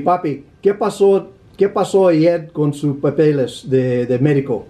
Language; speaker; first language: Spanish; non-native, learner; English